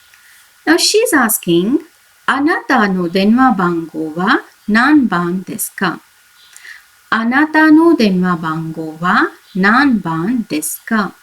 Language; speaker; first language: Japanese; non-native, fluent; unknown